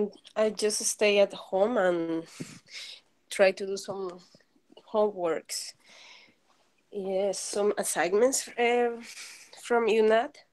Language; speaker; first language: English; non-native, learner; Spanish